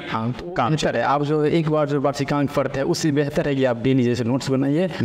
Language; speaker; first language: Hindi; native; Hindi